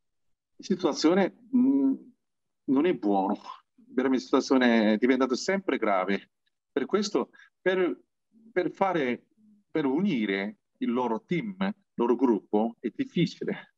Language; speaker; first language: Italian; non-native, learner; Korean